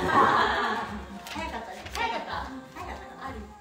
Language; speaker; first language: Japanese; native; Japanese